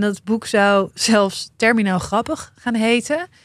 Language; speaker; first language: Dutch; native; Dutch